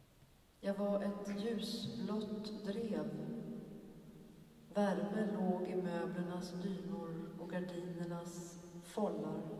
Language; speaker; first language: Swedish; native; Swedish